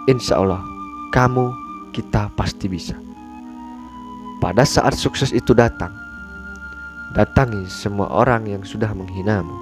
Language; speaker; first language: Indonesian; native; Indonesian